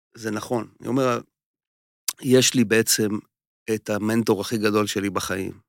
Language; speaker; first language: Hebrew; native; Hebrew